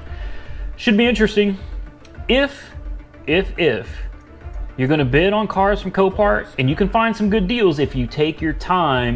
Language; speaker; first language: English; native; English